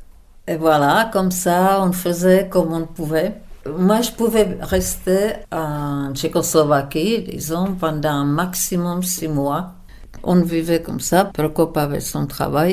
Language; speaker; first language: French; non-native, fluent; Czech